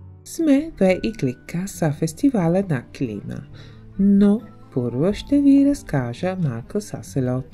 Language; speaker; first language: Bulgarian; non-native, learner; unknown